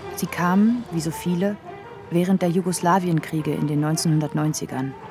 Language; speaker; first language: German; native; German